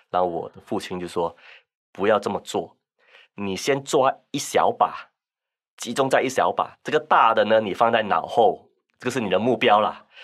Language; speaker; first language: Chinese; non-native, local second language; Min Nan Chinese